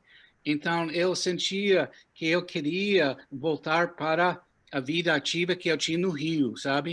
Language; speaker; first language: Portuguese; non-native, fluent; English